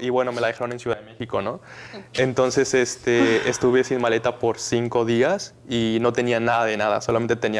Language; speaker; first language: Spanish; native; Spanish